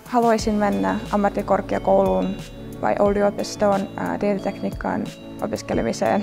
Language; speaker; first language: Finnish; non-native, learner; Russian